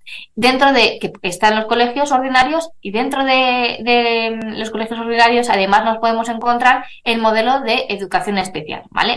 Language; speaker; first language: Spanish; native; Spanish